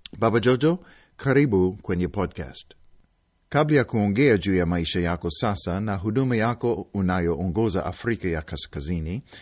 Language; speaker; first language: Swahili; non-native, fluent; English